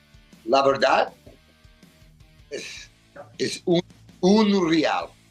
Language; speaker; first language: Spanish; non-native, learner; English